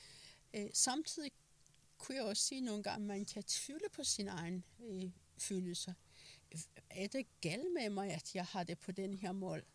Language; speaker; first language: Danish; non-native, fluent; Persian